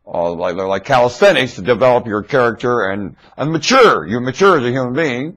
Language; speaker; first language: English; native; English